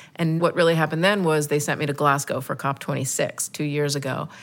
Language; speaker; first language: English; native; English